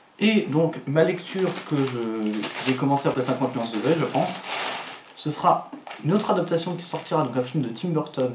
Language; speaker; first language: French; native; French